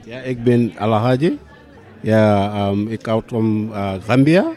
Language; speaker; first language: Dutch; non-native, learner; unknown